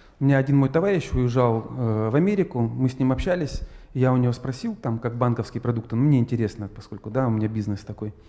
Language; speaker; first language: Russian; native; Russian